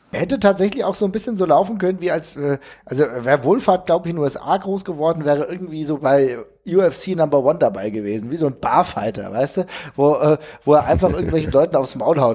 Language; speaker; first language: German; native; German